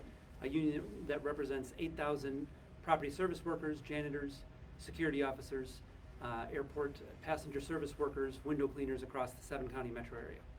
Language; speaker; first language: English; native; English